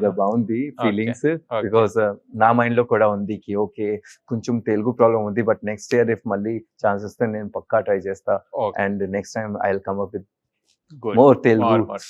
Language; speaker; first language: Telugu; non-native, learner; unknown